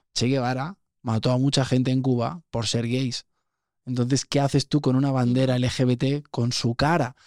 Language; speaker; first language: Spanish; native; Spanish